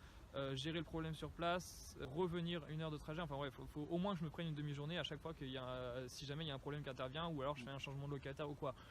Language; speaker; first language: French; native; French